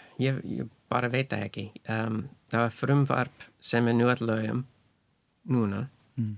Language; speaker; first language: Icelandic; non-native, fluent; English